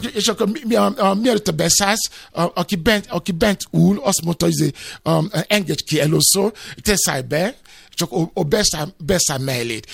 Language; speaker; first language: Hungarian; non-native, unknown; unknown